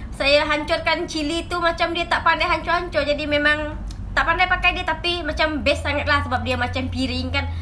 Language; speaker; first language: Malay; native; Malay